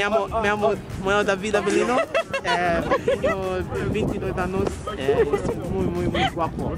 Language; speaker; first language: Spanish; non-native, learner; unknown